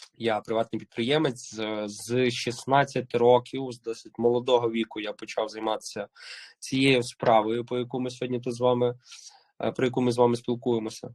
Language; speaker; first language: Ukrainian; native; Ukrainian